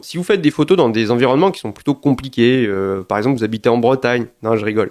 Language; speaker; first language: French; native; French